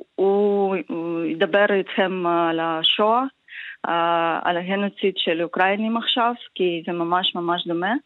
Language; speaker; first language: Hebrew; non-native, learner; Ukrainian